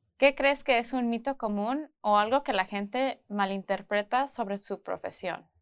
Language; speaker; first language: Spanish; early bilingual, heritage; Spanish